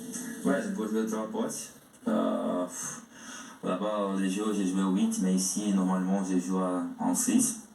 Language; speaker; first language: French; non-native, learner; Portuguese